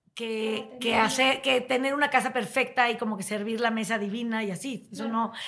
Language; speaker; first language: Spanish; native; Spanish